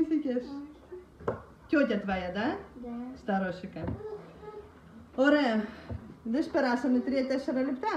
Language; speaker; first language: Greek; non-native, fluent; Russian